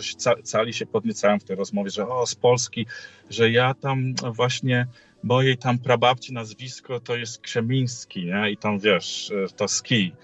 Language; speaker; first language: Polish; native; Polish